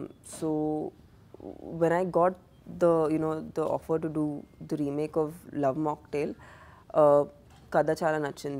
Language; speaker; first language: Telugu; non-native, local second language; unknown